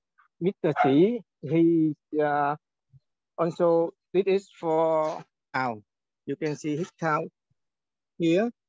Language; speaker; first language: English; non-native, learner; Vietnamese